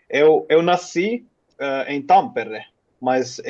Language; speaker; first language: Portuguese; non-native, fluent; Finnish